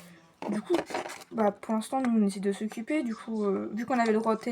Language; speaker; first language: French; native; French